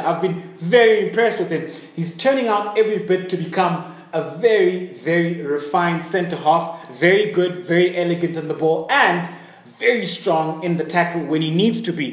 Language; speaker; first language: English; native; English